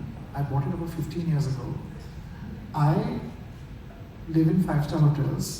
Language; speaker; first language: English; non-native, local second language; Bangla